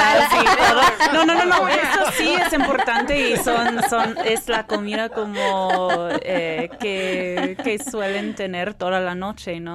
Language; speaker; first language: Spanish; non-native, fluent; English